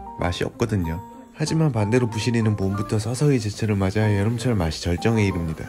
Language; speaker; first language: Korean; native; Korean